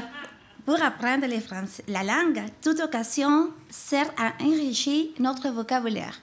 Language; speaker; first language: French; non-native, fluent; Spanish